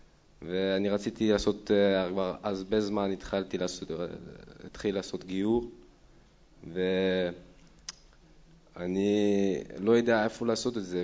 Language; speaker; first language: Hebrew; non-native, learner; Dutch